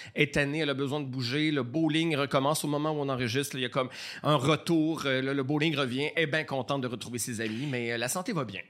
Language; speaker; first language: French; native; French